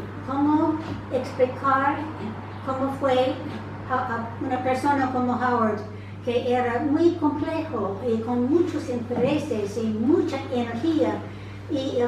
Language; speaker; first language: Spanish; non-native, fluent; English